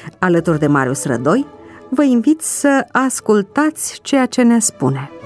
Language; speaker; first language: Romanian; native; Romanian